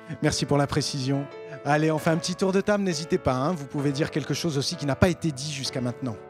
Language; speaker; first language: French; native; French